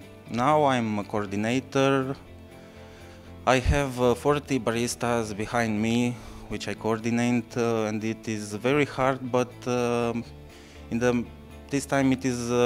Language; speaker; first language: English; non-native, learner; Romanian